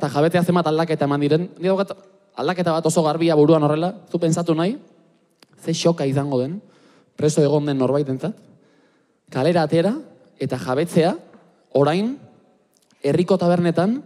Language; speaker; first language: Basque; native; Basque